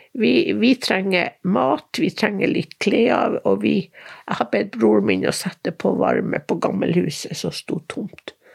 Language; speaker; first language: Norwegian; native; Norwegian